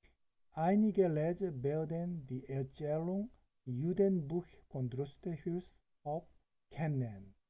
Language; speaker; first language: German; non-native, fluent; Korean